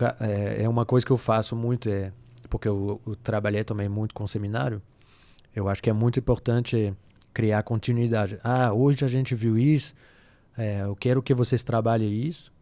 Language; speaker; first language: Portuguese; non-native, fluent; French